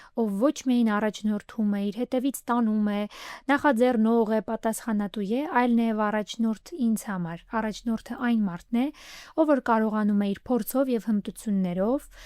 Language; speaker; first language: Armenian; native; Armenian